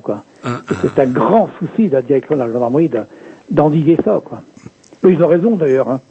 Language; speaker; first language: French; native; French